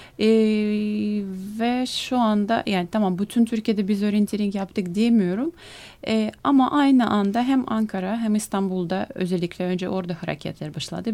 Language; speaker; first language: Turkish; non-native, fluent; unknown